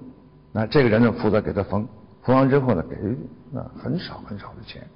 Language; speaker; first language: Chinese; native; Chinese